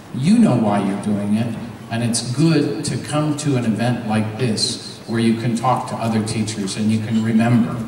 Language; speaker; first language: English; native; English